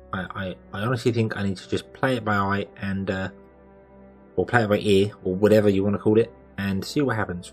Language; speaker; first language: English; native; English